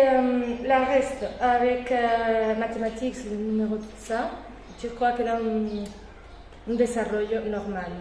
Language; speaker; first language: French; non-native, fluent; Spanish